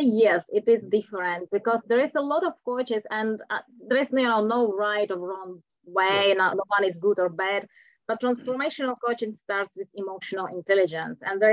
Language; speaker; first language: English; non-native, fluent; Czech